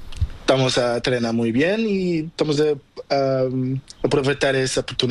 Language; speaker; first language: Spanish; non-native, learner; Portuguese